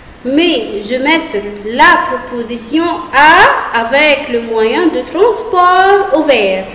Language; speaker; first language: French; non-native, fluent; Arabic